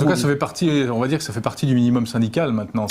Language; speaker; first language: French; native; French